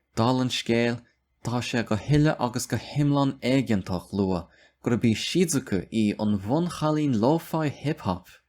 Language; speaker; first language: Irish; non-native, local second language; English